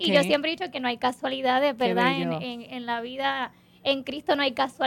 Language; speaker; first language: Spanish; native; Spanish